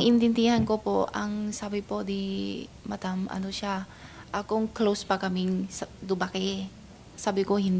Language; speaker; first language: Filipino; non-native, learner; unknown